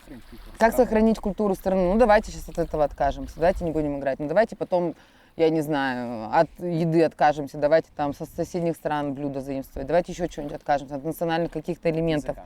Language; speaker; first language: Russian; native; Russian